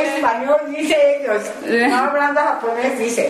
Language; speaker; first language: Spanish; non-native, learner; Japanese